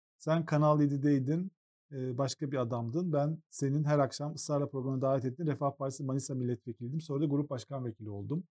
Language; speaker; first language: Turkish; native; Turkish